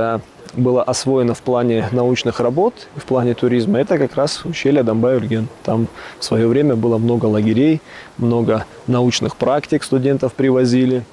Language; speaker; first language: Russian; native; Russian